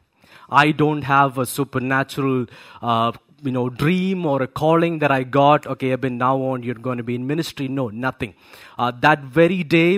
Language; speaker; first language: English; non-native, local second language; Malayalam